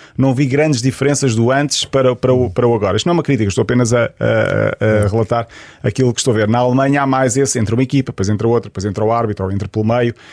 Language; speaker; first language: Portuguese; native; Portuguese